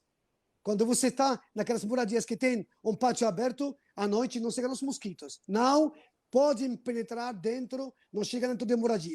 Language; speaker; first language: Portuguese; non-native, fluent; Arabic